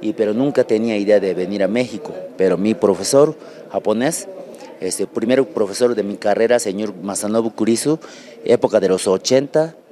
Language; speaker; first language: Spanish; non-native, learner; Japanese